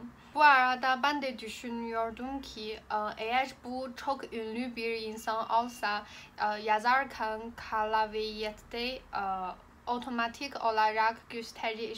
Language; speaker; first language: Turkish; non-native, learner; Chinese